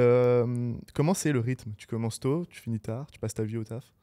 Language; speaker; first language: French; native; French